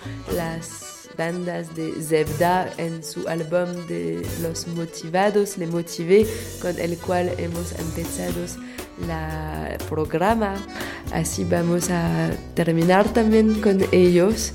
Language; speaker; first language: Spanish; non-native, fluent; French